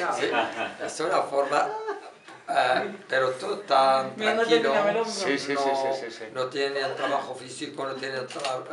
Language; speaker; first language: Spanish; non-native, learner; Arabic